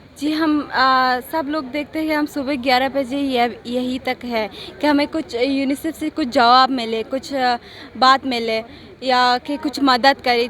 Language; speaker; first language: Hindi; non-native, learner; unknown